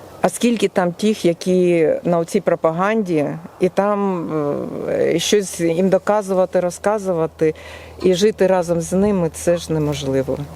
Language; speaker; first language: Ukrainian; non-native, local second language; Russian